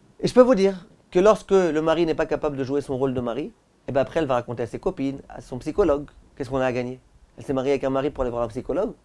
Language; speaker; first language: French; native; French